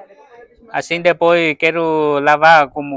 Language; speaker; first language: Portuguese; non-native, learner; Vietnamese